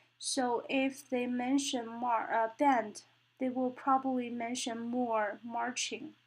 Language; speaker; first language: English; non-native, fluent; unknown